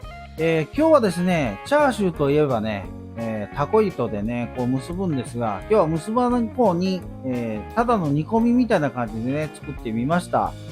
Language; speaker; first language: Japanese; native; Japanese